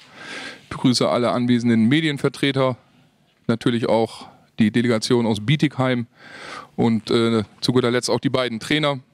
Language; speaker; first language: German; native; German